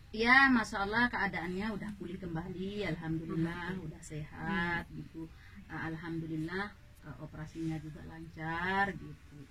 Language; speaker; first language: Indonesian; native; Indonesian